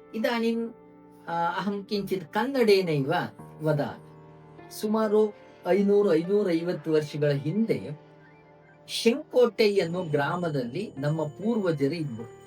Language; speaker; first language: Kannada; non-native, local second language; Tamil